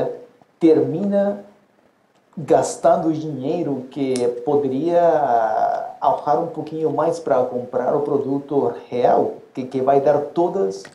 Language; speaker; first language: Portuguese; non-native, fluent; Spanish